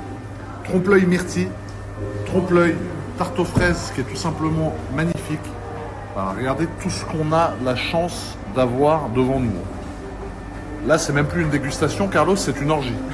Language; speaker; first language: French; native; French